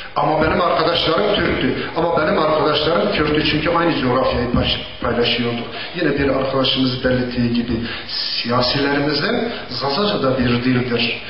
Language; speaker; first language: Turkish; non-native, local second language; Zaza